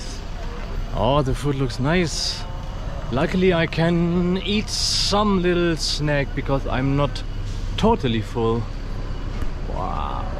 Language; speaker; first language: English; non-native, fluent; German